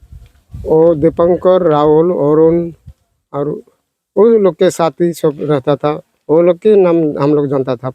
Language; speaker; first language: Hindi; non-native, local second language; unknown